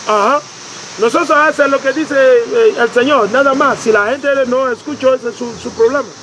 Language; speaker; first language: Spanish; non-native, learner; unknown